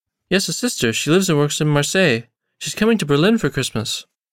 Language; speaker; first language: English; native; English